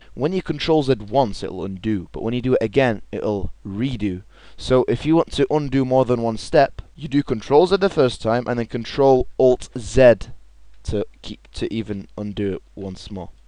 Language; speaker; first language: English; native; English